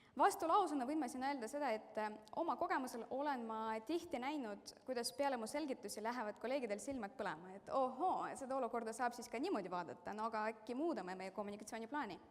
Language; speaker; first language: Estonian; non-native, local second language; Russian